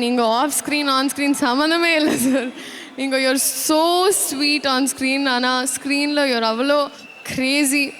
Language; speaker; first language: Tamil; non-native, fluent; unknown